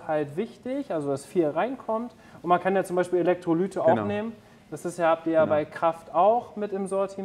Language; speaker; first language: German; native; German